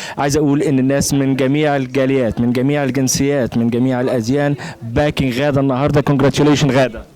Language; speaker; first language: Arabic; native; Arabic